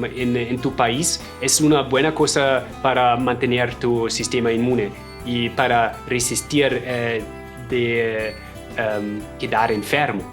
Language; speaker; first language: Spanish; non-native, fluent; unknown